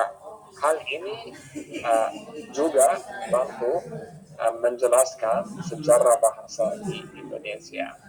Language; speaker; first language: Indonesian; non-native, fluent; English